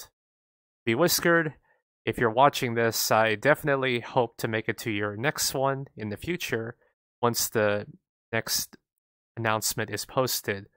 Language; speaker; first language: English; native; English